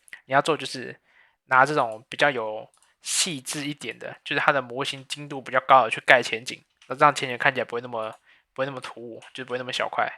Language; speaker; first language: Chinese; native; Chinese